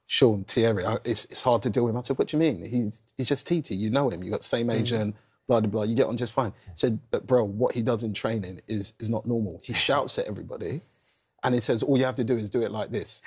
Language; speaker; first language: English; native; English